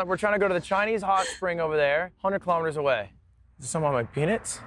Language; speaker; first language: English; native; English